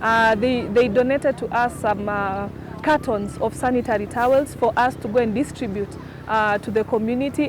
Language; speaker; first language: English; non-native, local second language; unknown